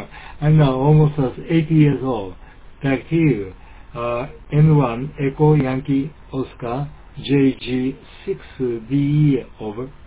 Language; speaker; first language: English; non-native, learner; Japanese